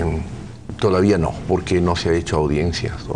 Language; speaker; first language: Spanish; native; Spanish